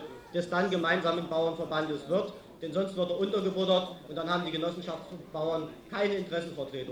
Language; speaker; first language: German; native; German